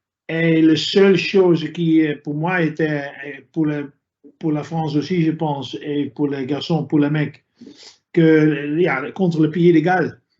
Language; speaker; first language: French; non-native, fluent; Dutch